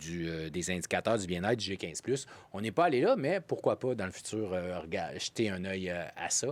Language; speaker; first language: French; native; French